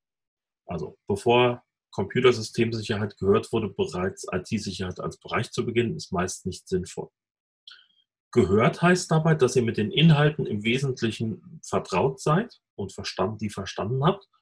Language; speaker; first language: German; native; German